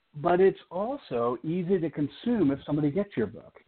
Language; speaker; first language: English; native; English